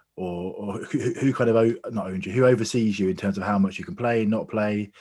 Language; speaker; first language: English; native; English